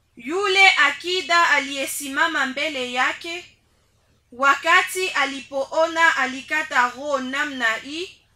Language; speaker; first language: Swahili; native; Swahili